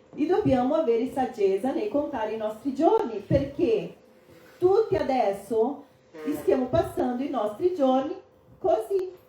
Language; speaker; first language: Italian; non-native, fluent; Portuguese